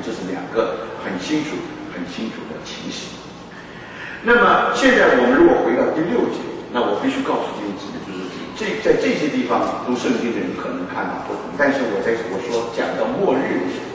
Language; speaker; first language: Chinese; native; Chinese